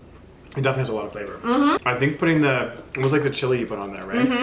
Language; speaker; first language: English; native; English